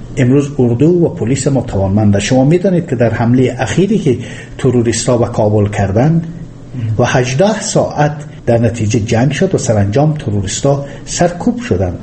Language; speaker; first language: Persian; native; Persian